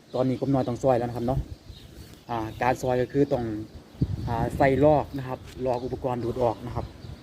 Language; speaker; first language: Thai; native; Thai